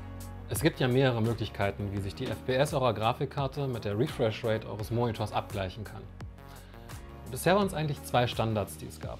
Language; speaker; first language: German; native; German